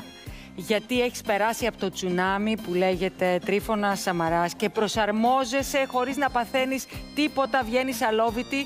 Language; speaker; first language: Greek; native; Greek